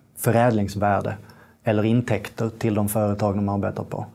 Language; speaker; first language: Swedish; native; Swedish